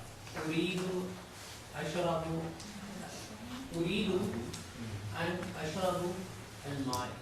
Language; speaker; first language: Arabic; non-native, learner; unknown